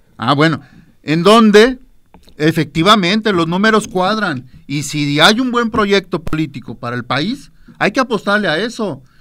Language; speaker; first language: Spanish; native; Spanish